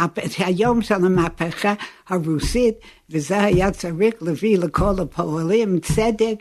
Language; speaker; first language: Hebrew; non-native, fluent; English